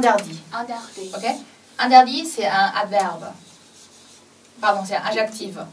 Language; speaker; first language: French; non-native, fluent; Chinese